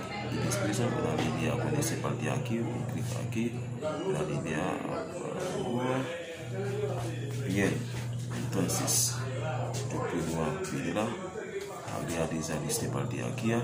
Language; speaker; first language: Spanish; non-native, learner; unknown